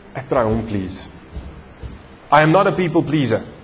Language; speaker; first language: English; non-native, local second language; Afrikaans